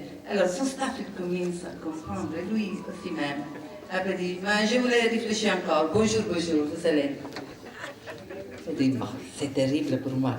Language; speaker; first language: French; non-native, learner; Italian